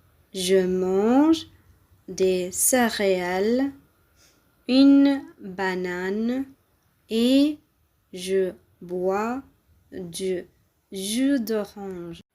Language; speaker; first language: French; non-native, fluent; Tamil